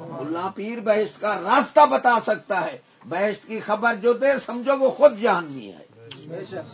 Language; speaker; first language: Urdu; non-native, local second language; Punjabi